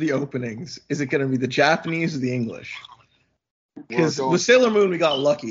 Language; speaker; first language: English; native; English